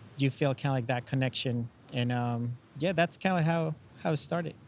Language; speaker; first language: English; non-native, fluent; Spanish